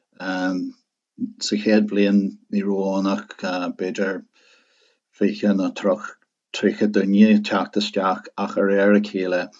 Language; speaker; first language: Irish; non-native, local second language; English